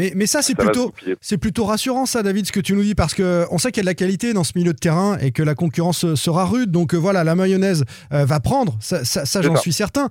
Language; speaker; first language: French; native; French